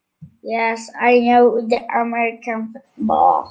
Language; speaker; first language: English; non-native, learner; Turkish